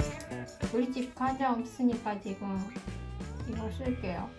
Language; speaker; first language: Korean; non-native, learner; Japanese